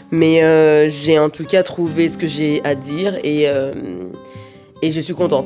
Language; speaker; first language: French; native; French